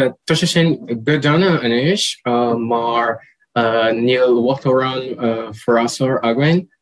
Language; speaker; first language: Irish; non-native, learner; Portuguese